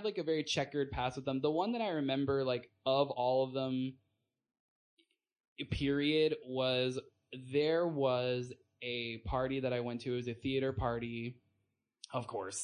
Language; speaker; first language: English; native; English